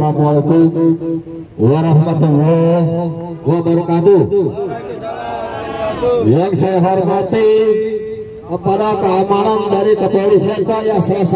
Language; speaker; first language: Indonesian; native; Indonesian